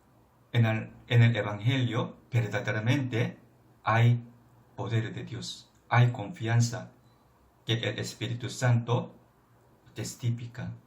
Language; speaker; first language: Spanish; non-native, fluent; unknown